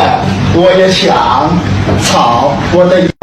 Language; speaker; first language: Chinese; non-native, learner; Indonesian